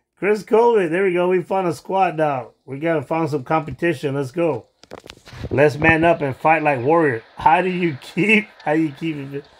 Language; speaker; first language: English; early bilingual, other home language; Spanish